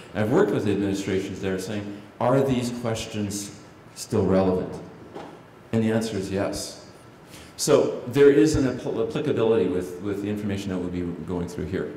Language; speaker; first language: English; native; English